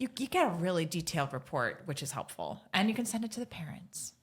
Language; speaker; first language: English; native; English